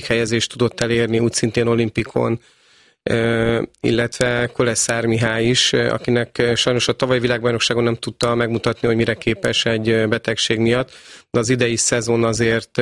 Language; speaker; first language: Hungarian; native; Hungarian